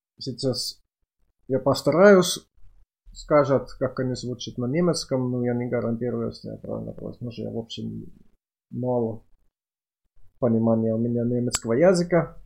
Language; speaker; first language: Russian; non-native, fluent; Finnish